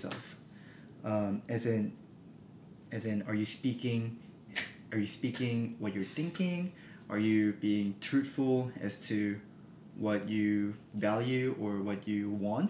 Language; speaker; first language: English; early bilingual, other home language; Korean